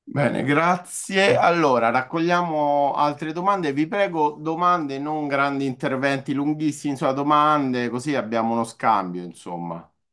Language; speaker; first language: Italian; native; Italian